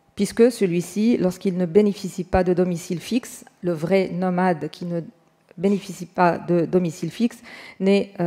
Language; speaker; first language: French; non-native, fluent; Arabic